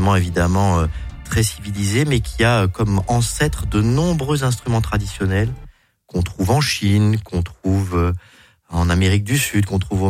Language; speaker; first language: French; native; French